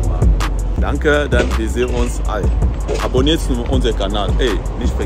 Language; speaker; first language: German; non-native, learner; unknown